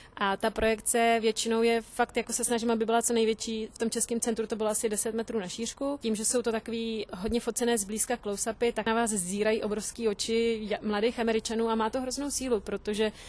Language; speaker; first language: Czech; native; Czech